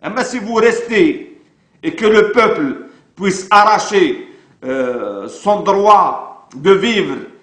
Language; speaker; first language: French; non-native, local second language; Arabic